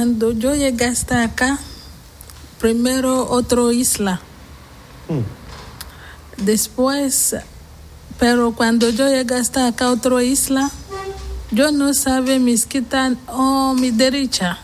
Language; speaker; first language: Spanish; non-native, learner; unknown